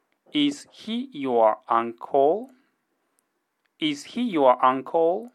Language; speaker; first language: English; non-native, fluent; Japanese